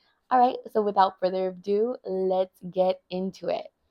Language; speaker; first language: English; early bilingual, other home language; Spanish